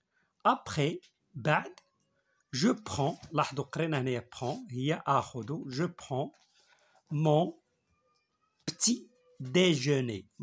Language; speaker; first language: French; non-native, local second language; Arabic